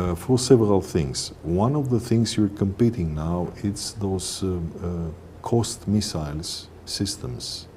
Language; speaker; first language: English; non-native, fluent; Romanian